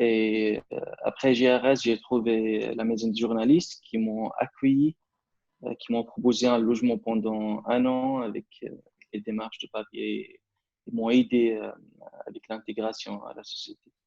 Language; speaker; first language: French; non-native, fluent; Arabic